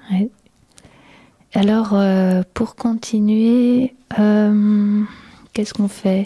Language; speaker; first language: French; native; French